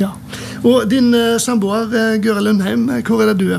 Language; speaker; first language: Norwegian; native; Norwegian